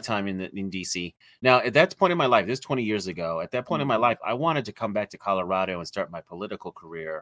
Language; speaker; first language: English; native; English